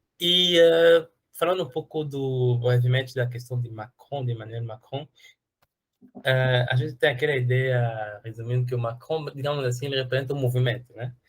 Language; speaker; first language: Portuguese; non-native, fluent; French